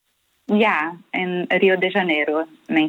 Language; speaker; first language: Dutch; non-native, fluent; Portuguese